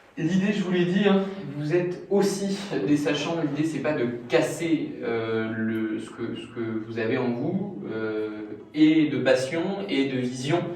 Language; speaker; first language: French; native; French